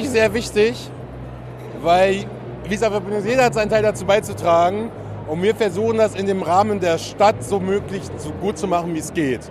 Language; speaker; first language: German; native; German